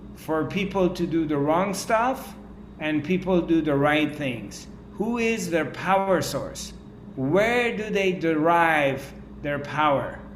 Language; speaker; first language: English; non-native, fluent; Persian